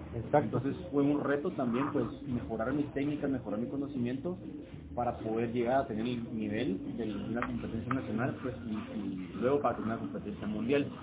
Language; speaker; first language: Spanish; native; Spanish